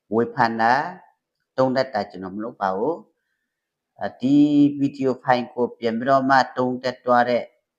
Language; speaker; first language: Burmese; native; Burmese